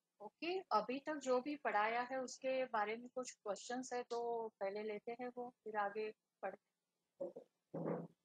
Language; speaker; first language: Hindi; non-native, local second language; Marathi